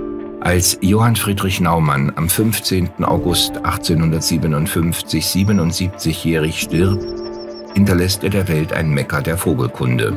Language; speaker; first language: German; native; German